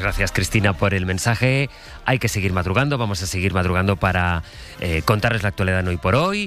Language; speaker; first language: Spanish; native; Spanish